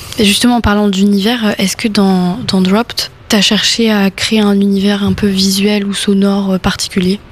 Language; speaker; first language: French; native; French